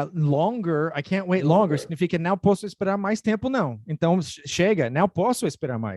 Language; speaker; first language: Portuguese; non-native, fluent; English